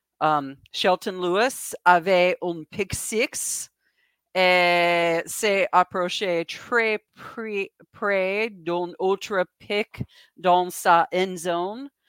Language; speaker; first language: French; non-native, learner; English